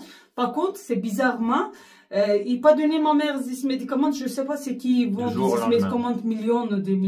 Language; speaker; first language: French; non-native, learner; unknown